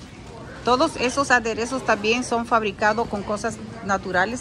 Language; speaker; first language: Spanish; native; Spanish